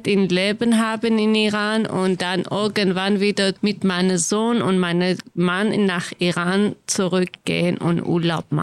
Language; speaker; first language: German; non-native, learner; Kurdish